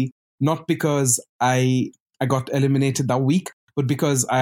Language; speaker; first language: English; non-native, local second language; Tamil